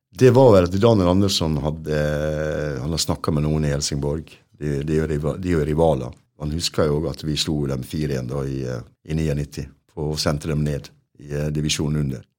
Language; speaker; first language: Norwegian; native; Norwegian